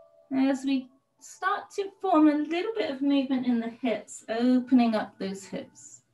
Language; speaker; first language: English; native; English